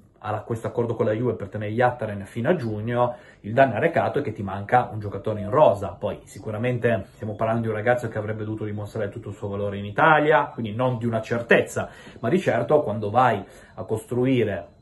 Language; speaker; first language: Italian; native; Italian